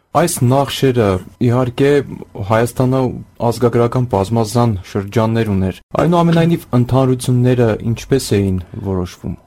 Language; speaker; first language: Armenian; native; Armenian